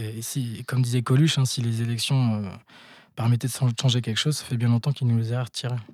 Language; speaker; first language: French; native; French